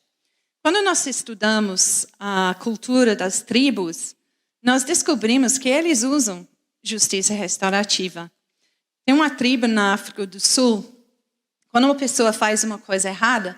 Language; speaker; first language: Portuguese; non-native, fluent; English